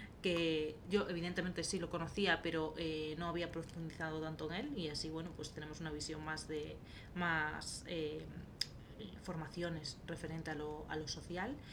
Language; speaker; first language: Spanish; native; Spanish